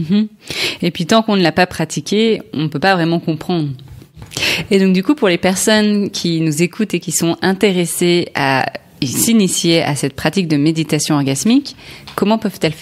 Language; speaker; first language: French; native; French